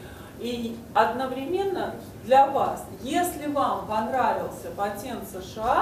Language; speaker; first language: Russian; native; Russian